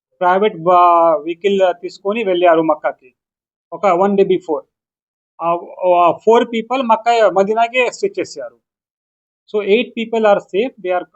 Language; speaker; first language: Telugu; non-native, local second language; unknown